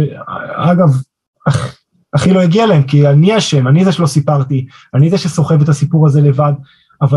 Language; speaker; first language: Hebrew; native; Hebrew